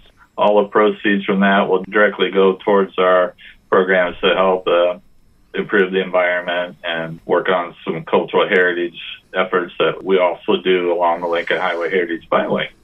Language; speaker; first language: English; native; English